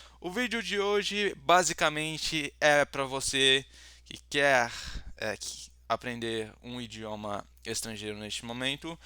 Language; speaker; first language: Portuguese; native; Portuguese